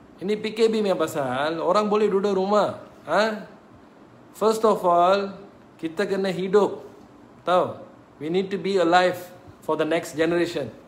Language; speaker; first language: Malay; non-native, local second language; Tamil